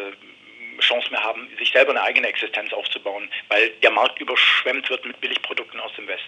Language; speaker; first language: German; native; German